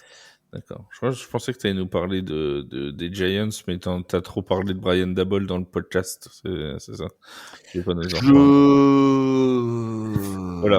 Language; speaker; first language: French; native; French